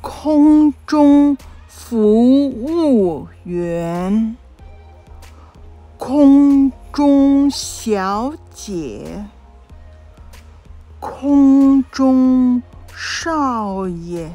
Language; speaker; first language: Chinese; non-native, local second language; Cantonese